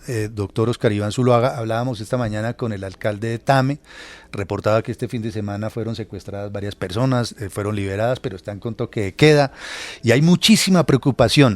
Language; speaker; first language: Spanish; native; Spanish